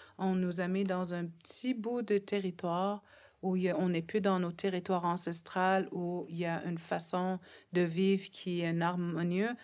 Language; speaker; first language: French; non-native, local second language; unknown